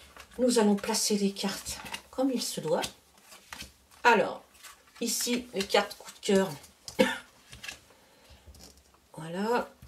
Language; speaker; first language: French; native; French